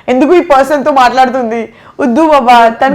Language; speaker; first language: Telugu; non-native, learner; Gujarati